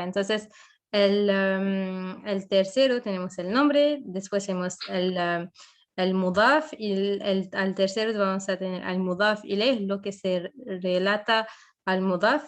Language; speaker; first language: Spanish; non-native, fluent; French